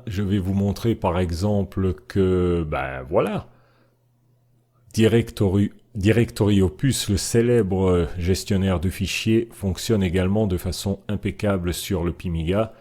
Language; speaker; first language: French; native; French